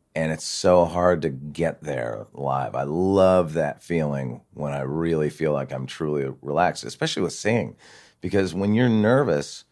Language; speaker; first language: English; native; English